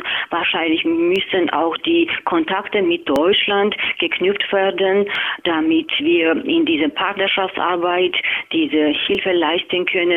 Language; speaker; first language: German; non-native, fluent; Georgian